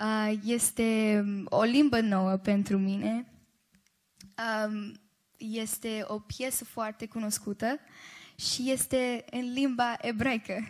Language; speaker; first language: Romanian; early bilingual, heritage; Romanian